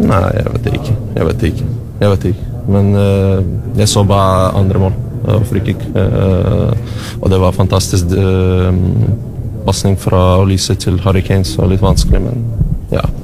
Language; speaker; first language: Norwegian; non-native, learner; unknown